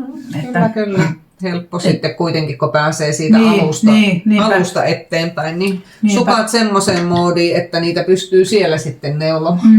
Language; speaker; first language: Finnish; native; Finnish